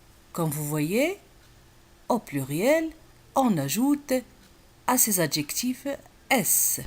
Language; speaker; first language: French; non-native, local second language; Arabic